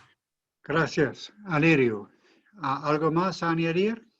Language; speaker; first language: Spanish; non-native, fluent; English